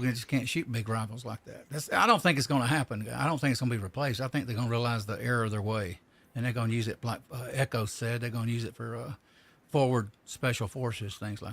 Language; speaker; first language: English; native; English